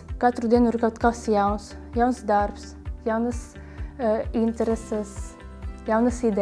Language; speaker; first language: Latvian; non-native, local second language; Russian